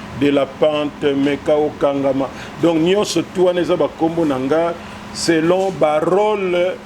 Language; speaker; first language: Lingala; native; Lingala